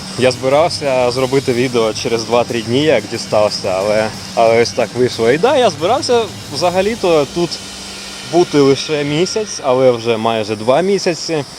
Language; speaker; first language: Ukrainian; non-native, local second language; Russian